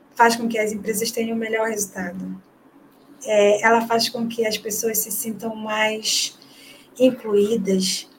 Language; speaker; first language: Portuguese; native; Portuguese